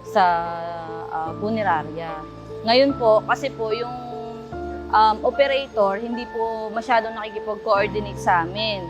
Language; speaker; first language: Filipino; native; Filipino